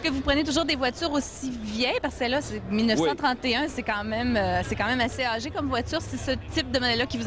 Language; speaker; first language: French; native; French